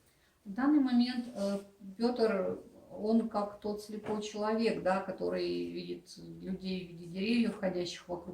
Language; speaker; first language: Russian; native; Russian